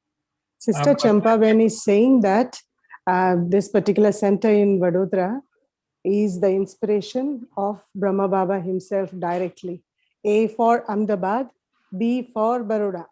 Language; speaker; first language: English; non-native, local second language; Hindi